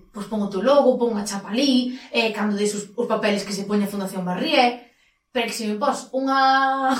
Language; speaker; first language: Galician; native; Galician